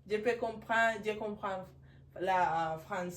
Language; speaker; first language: French; non-native, learner; Spanish